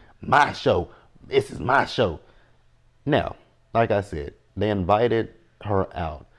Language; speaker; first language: English; native; English